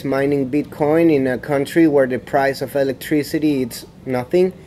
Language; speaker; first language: English; non-native, fluent; Spanish